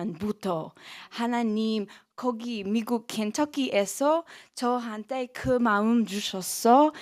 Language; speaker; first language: Korean; non-native, learner; English